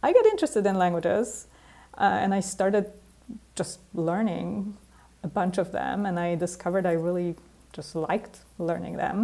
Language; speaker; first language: English; non-native, fluent; Polish